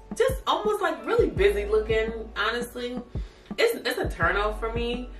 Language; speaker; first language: English; native; English